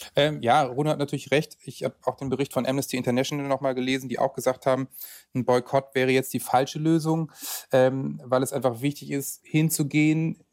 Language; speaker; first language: German; native; German